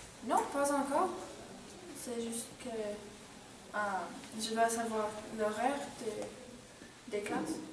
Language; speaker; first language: French; non-native, learner; English